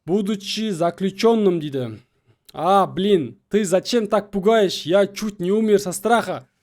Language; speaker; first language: Russian; non-native, local second language; Kazakh